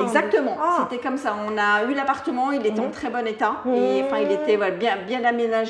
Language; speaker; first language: French; native; French